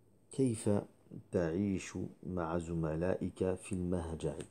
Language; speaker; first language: Arabic; non-native, fluent; French